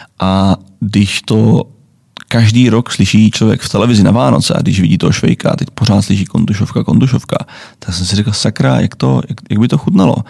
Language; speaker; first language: Czech; native; Czech